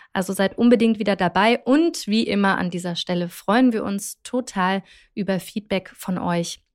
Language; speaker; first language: German; native; German